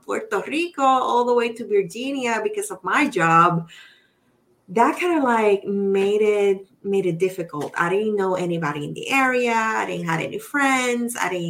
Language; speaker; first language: English; non-native, fluent; Spanish